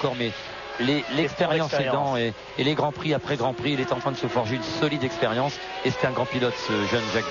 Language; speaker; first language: French; native; French